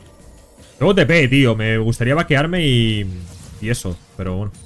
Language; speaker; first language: Spanish; native; Spanish